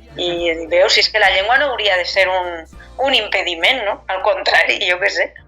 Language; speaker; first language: Catalan; native; Catalan